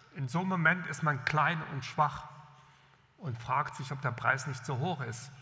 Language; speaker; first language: German; native; German